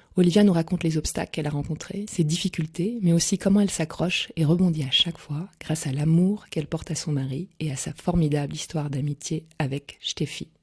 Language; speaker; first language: French; native; French